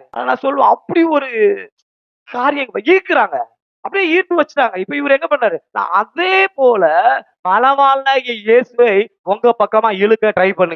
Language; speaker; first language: Tamil; native; Tamil